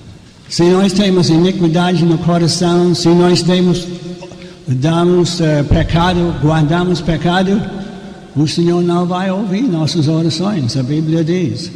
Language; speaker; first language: Portuguese; non-native, fluent; English